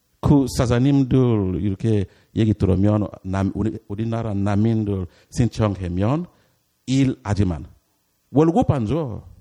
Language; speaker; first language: Korean; non-native, learner; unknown